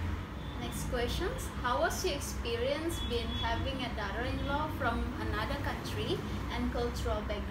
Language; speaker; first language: English; non-native, fluent; Indonesian